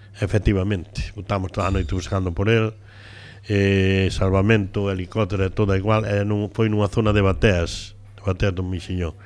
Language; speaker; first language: Galician; native; Galician